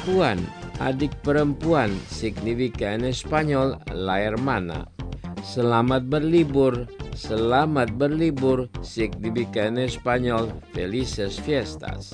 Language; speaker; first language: Spanish; non-native, fluent; Indonesian